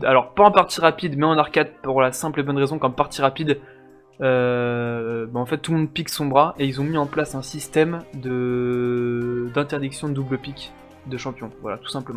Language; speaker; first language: French; native; French